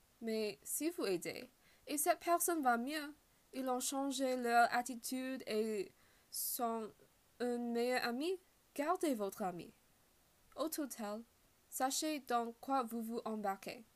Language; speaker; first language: French; non-native, learner; English